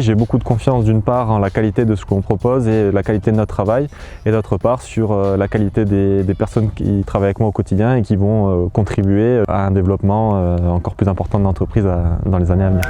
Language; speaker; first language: French; native; French